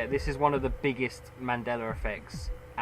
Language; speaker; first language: English; native; English